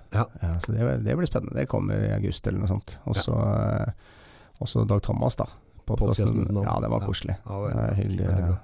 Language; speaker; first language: Norwegian; native; Norwegian